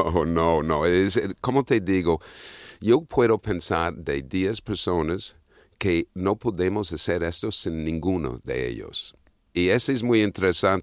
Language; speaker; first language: Spanish; non-native, fluent; English